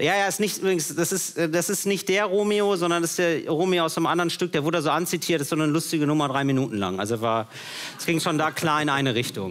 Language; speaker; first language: German; native; German